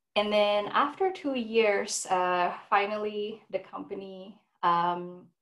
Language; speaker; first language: English; non-native, fluent; Indonesian